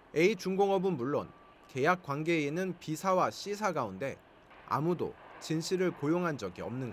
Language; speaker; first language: Korean; native; Korean